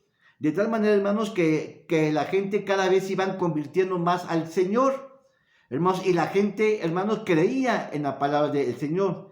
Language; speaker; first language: Spanish; native; Spanish